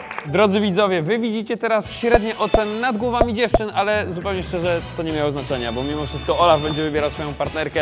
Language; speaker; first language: Polish; native; Polish